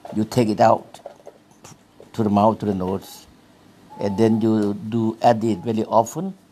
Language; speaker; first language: English; non-native, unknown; Thai